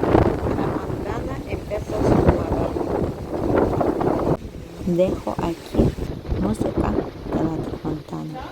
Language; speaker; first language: Spanish; non-native, fluent; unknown